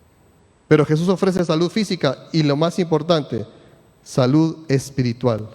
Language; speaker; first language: Spanish; native; Spanish